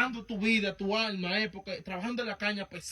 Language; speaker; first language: Spanish; native; Spanish